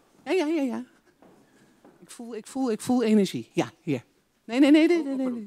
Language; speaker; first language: Dutch; native; Dutch